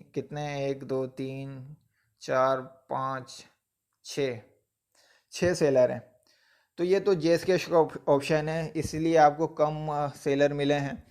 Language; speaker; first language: Hindi; non-native, local second language; Punjabi